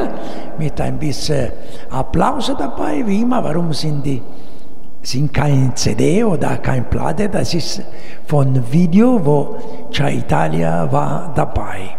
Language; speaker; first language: German; non-native, learner; Italian